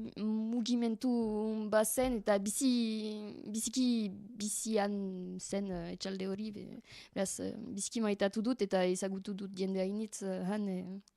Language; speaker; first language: Basque; non-native, learner; French